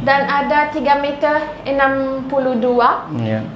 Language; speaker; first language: Indonesian; non-native, learner; French